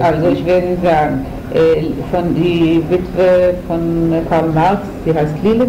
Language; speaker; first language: German; non-native, fluent; Hebrew